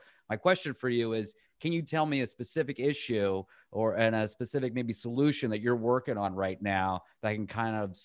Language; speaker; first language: English; native; English